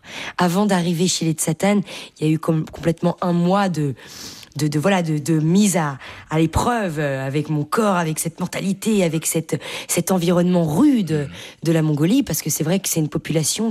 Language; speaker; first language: French; native; French